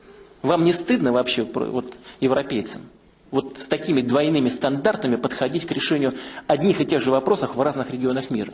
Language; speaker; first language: Russian; native; Russian